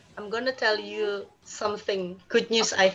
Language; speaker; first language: English; non-native, learner; Indonesian